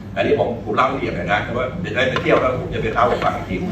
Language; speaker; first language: Thai; native; Thai